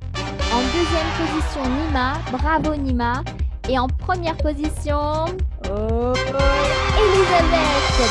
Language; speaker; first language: French; native; French